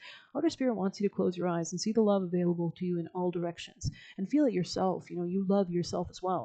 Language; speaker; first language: English; native; English